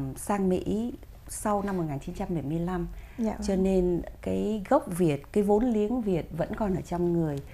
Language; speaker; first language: Vietnamese; native; Vietnamese